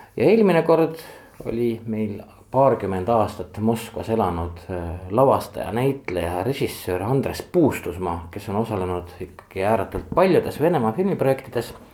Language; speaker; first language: Estonian; native; Estonian